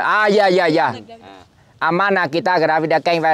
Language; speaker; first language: Portuguese; non-native, learner; Vietnamese